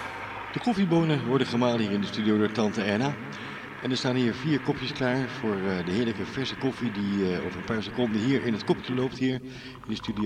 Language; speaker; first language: Dutch; native; Dutch